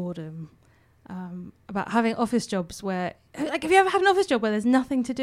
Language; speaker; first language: English; native; English